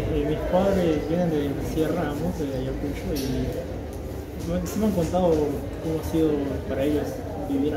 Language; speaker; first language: Spanish; native; Spanish